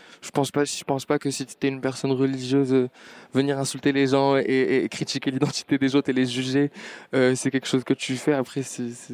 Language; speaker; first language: French; non-native, local second language; Arabic